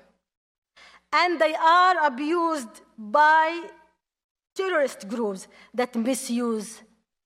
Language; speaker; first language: English; non-native, fluent; Arabic